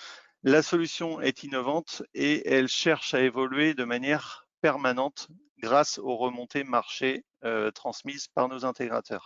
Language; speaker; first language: French; native; French